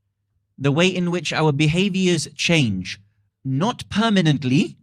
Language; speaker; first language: English; native; English